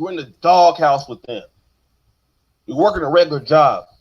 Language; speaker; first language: English; native; English